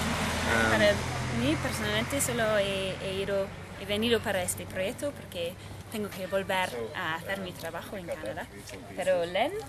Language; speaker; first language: Spanish; non-native, fluent; English